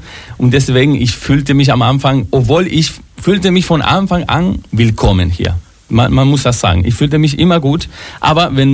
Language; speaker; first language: German; non-native, fluent; Spanish